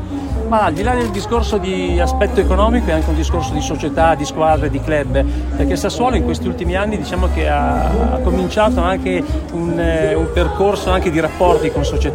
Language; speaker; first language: Italian; native; Italian